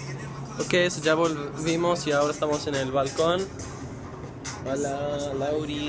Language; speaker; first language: Spanish; early bilingual, heritage; Spanish